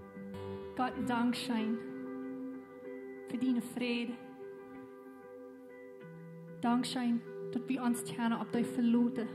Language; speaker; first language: German; non-native, learner; Plautdietsch